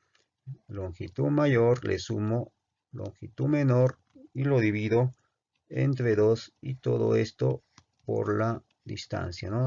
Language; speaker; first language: Spanish; native; Spanish